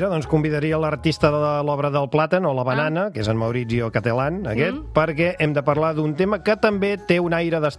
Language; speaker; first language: Catalan; native; Catalan